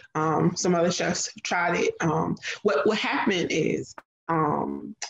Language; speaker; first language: English; native; English